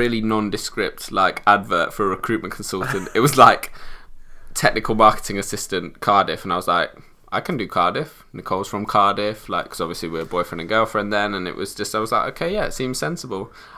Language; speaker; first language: English; native; English